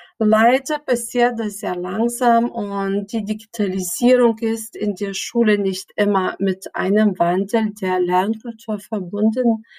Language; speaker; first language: German; non-native, fluent; Lithuanian